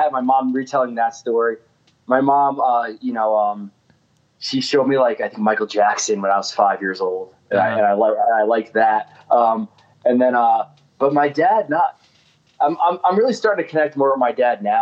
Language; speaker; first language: English; native; English